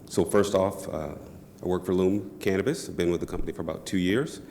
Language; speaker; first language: English; native; English